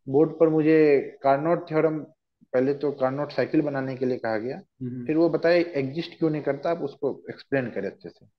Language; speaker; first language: Hindi; native; Hindi